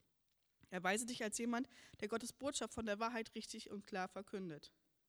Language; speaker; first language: German; early bilingual, heritage; German